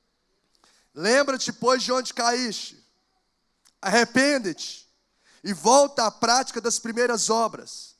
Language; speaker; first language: Portuguese; native; Portuguese